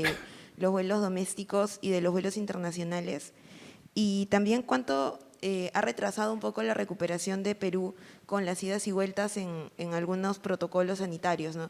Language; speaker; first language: Spanish; native; Spanish